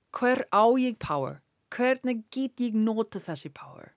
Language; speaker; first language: Icelandic; non-native, learner; English